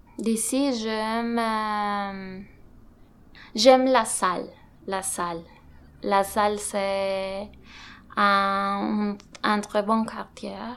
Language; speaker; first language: French; non-native, learner; Spanish